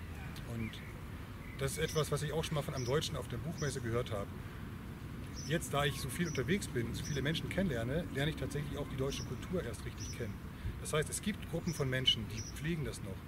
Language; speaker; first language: German; native; German